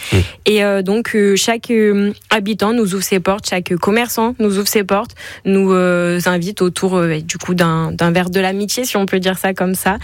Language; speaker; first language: French; native; French